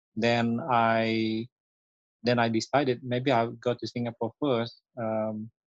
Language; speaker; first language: English; non-native, fluent; Indonesian